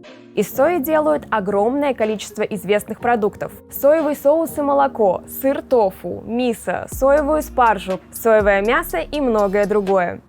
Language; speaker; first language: Russian; native; Russian